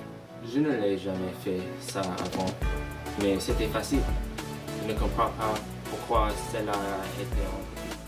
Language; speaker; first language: French; non-native, learner; English